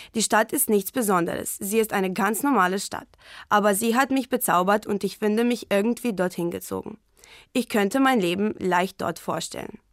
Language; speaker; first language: German; non-native, fluent; Croatian